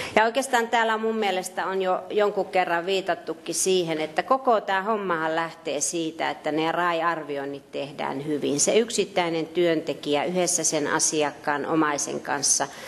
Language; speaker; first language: Finnish; native; Finnish